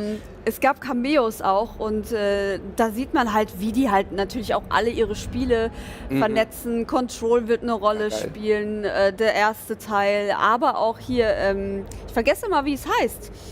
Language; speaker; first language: German; native; German